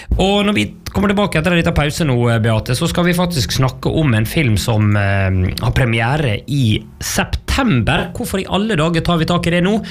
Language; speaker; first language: Norwegian; native; Norwegian